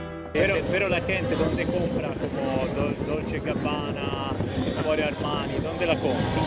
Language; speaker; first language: Spanish; non-native, learner; Italian